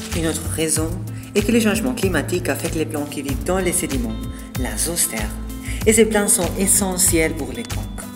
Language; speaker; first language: French; non-native, learner; Spanish